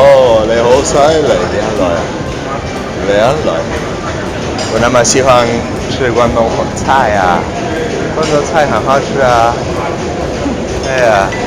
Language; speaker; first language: Chinese; non-native, learner; Italian